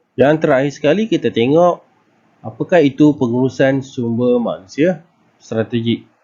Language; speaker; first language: Malay; native; Malay